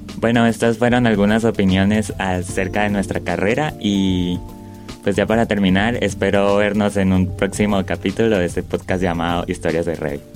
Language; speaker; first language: Spanish; native; Spanish